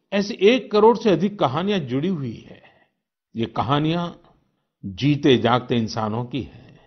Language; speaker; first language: Hindi; non-native, local second language; Gujarati